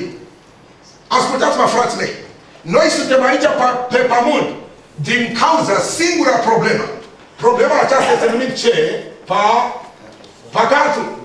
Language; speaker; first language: Romanian; non-native, learner; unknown